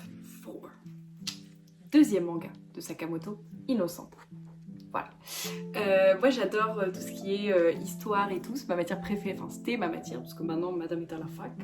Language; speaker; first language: French; native; French